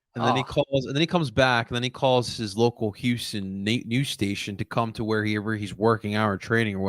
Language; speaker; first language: English; native; English